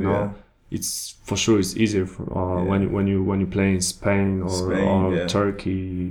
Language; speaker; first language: English; non-native, learner; Polish